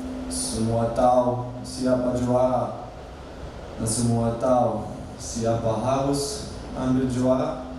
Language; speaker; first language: Indonesian; non-native, learner; Dutch